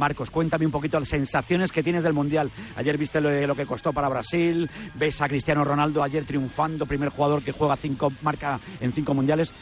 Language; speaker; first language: Spanish; native; Spanish